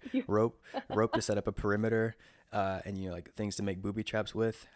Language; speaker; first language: English; native; English